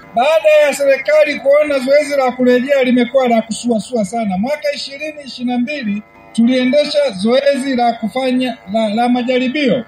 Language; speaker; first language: Swahili; native; Swahili